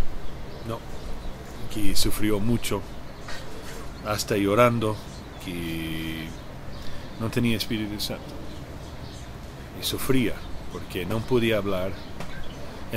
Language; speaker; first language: Spanish; non-native, learner; English